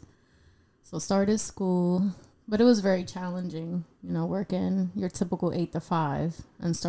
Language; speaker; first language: English; non-native, fluent; Spanish